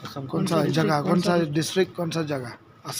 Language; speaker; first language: Hindi; non-native, local second language; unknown